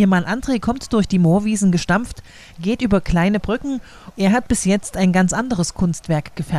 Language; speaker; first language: German; native; German